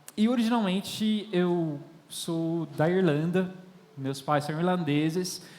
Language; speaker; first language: Portuguese; non-native, fluent; English